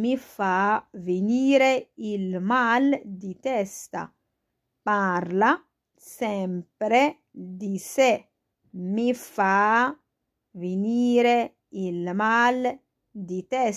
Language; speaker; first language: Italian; non-native, fluent; Arabic